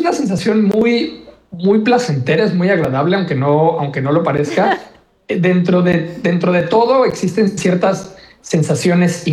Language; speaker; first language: Spanish; native; Spanish